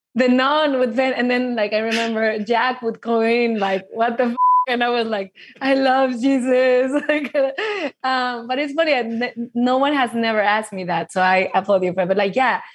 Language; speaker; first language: English; non-native, fluent; Spanish